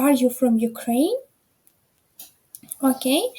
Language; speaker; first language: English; non-native, fluent; Ukrainian